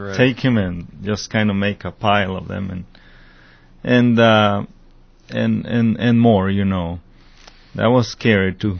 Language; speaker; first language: English; non-native, fluent; Spanish